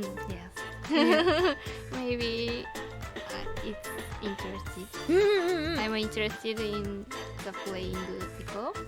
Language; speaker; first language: English; non-native, learner; Japanese